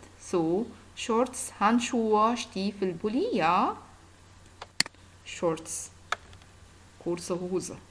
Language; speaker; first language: German; non-native, fluent; Arabic